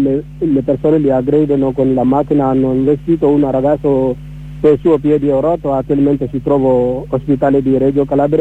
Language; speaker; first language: Italian; non-native, learner; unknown